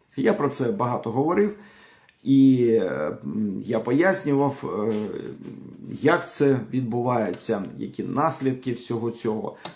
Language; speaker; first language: Ukrainian; non-native, local second language; Russian